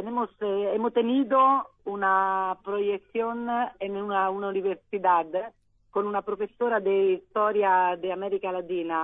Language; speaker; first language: Spanish; non-native, learner; Italian